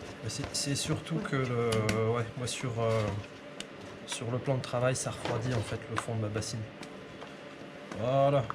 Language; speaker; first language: French; native; French